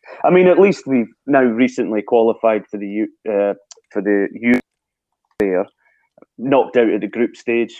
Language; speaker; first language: English; native; English